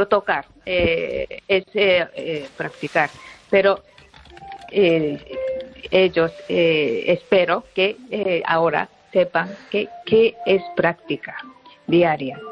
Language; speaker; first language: Spanish; non-native, fluent; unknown